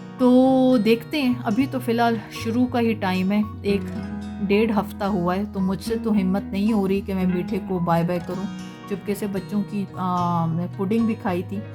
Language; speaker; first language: Urdu; native; Urdu